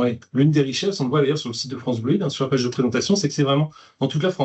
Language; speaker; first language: French; native; French